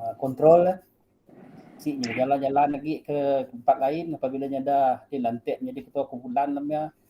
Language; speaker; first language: Malay; non-native, local second language; Iban